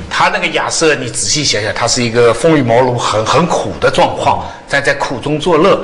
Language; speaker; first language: Chinese; native; Chinese